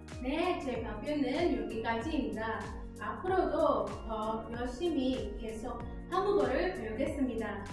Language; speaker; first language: Korean; non-native, learner; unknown